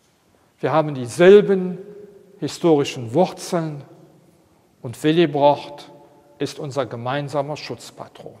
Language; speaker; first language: German; non-native, local second language; Luxembourgish